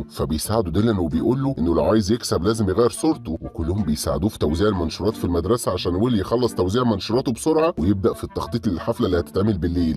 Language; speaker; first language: Arabic; native; Arabic